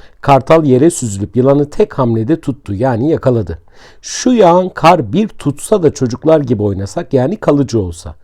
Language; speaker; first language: Turkish; native; Turkish